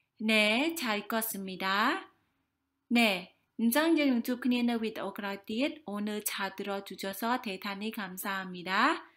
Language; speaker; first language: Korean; non-native, fluent; Khmer